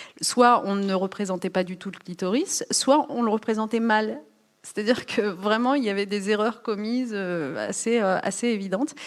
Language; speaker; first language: French; early bilingual, other home language; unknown